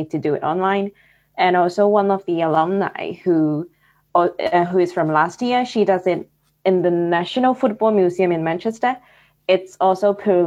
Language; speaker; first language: English; non-native, local second language; Cantonese